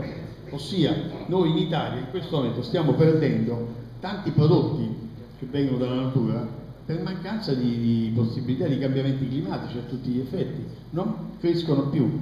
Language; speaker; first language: Italian; native; Italian